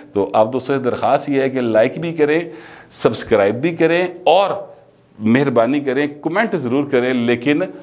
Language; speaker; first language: Urdu; non-native, local second language; Punjabi